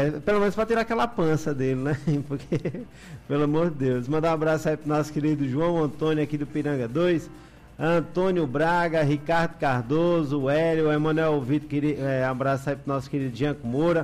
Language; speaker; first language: Portuguese; native; Portuguese